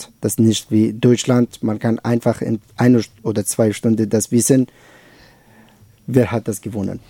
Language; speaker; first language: German; non-native, learner; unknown